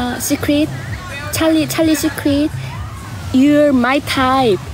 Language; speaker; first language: English; non-native, learner; Thai